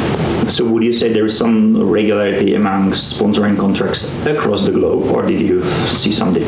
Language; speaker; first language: English; non-native, fluent; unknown